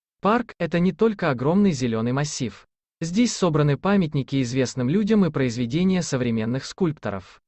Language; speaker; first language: Russian; native; Russian